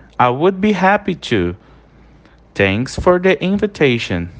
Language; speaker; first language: English; non-native, fluent; Portuguese